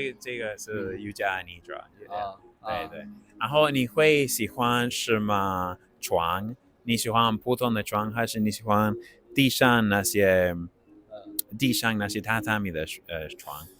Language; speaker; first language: Chinese; non-native, learner; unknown